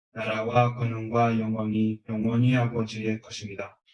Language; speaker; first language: Spanish; early bilingual, other home language; Korean